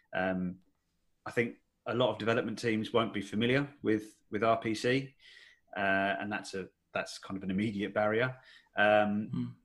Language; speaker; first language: English; native; English